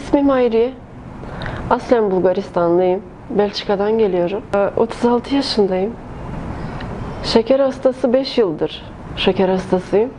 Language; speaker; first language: Turkish; early bilingual, heritage; Turkish